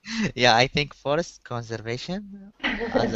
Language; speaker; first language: English; non-native, learner; Arabic